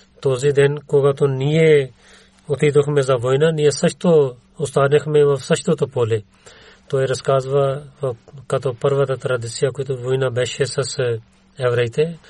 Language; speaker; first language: Bulgarian; non-native, learner; Urdu